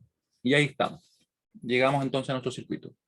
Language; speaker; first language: Spanish; native; Spanish